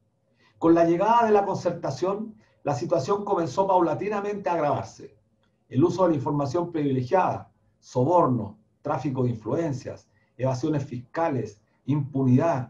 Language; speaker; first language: Spanish; native; Spanish